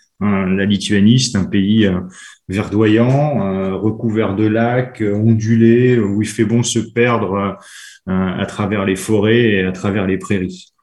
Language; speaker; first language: French; native; French